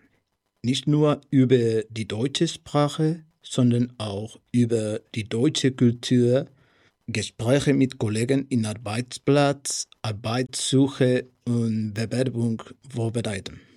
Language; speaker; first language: German; non-native, fluent; Spanish